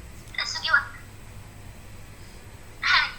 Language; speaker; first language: Japanese; non-native, learner; Indonesian